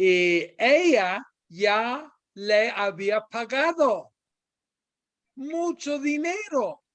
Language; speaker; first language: Spanish; non-native, fluent; English